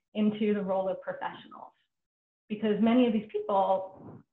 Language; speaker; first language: English; native; English